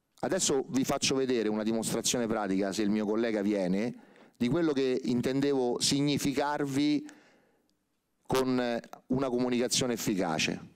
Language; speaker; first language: Italian; native; Italian